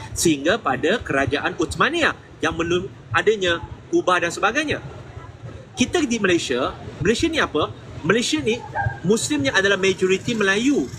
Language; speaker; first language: Malay; non-native, local second language; Chinese